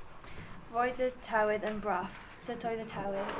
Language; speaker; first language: Welsh; non-native, learner; English